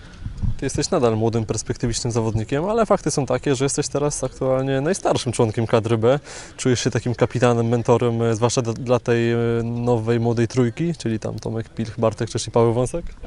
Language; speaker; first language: Polish; native; Polish